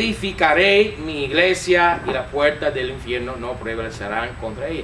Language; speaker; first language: Spanish; non-native, fluent; English